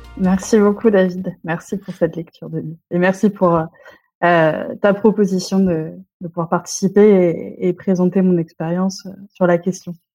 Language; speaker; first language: French; native; French